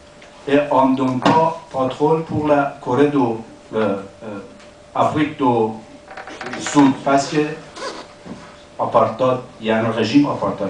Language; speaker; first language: French; non-native, learner; Persian